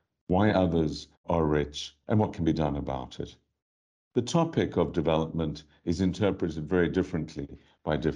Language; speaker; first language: English; native; English